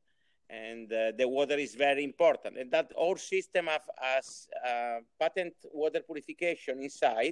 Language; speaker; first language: English; non-native, learner; Italian